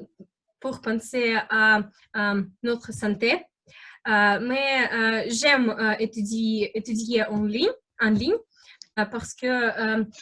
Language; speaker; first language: French; non-native, learner; Russian